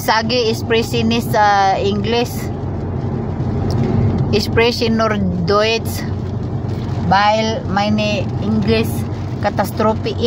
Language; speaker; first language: German; non-native, learner; Cebuano